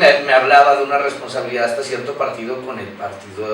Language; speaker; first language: Spanish; native; Spanish